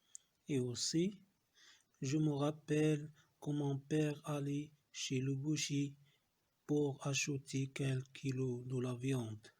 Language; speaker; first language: French; non-native, learner; Arabic